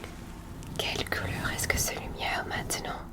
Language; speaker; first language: French; non-native, learner; English